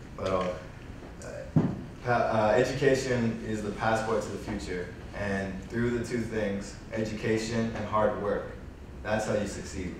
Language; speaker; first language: English; early bilingual, other home language; Spanish